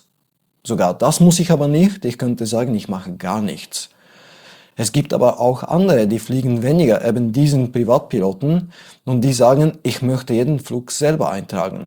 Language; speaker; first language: German; non-native, fluent; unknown